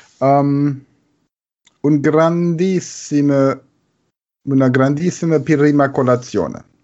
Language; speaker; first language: Italian; non-native, learner; German